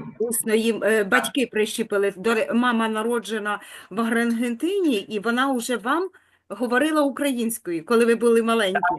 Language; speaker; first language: Ukrainian; native; Ukrainian